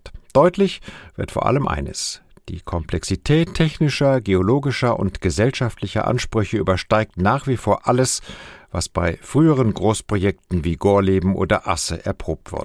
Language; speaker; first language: German; native; German